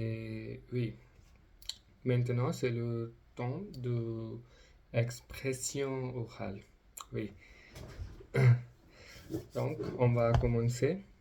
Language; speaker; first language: French; non-native, learner; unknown